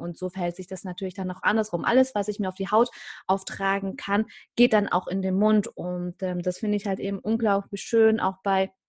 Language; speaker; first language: German; native; German